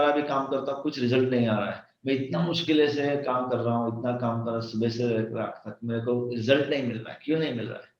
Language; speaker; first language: Hindi; non-native, local second language; Kannada